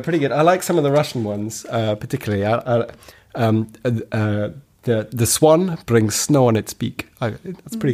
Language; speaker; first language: English; native; English